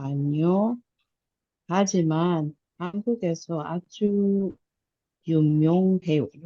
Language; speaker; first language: Korean; non-native, learner; Indonesian